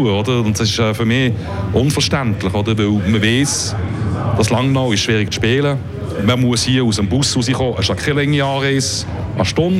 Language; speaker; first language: German; native; German